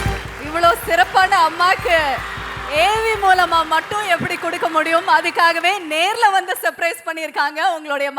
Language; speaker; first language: Tamil; native; Tamil